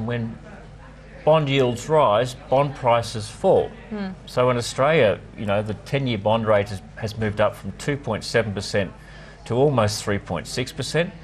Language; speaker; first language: English; native; English